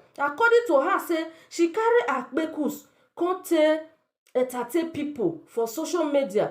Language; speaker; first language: Nigerian Pidgin; native; Nigerian Pidgin